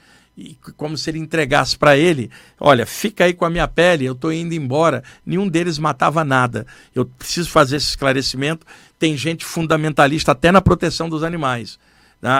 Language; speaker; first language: Portuguese; native; Portuguese